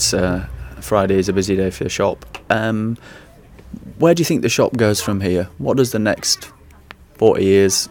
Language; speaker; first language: English; native; English